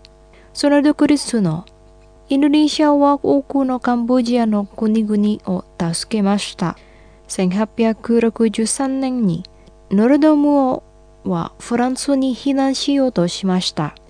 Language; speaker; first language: Japanese; non-native, fluent; Indonesian